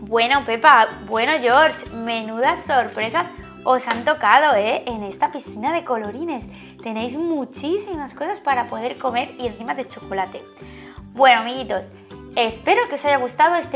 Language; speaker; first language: Spanish; native; Spanish